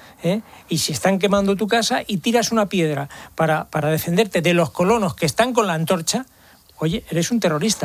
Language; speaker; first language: Spanish; native; Spanish